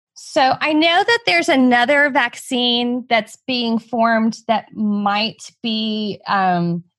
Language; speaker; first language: English; native; English